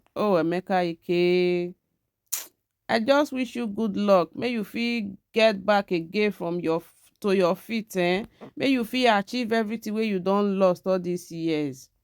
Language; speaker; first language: Nigerian Pidgin; native; Nigerian Pidgin